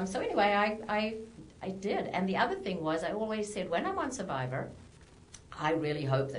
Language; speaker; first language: English; native; English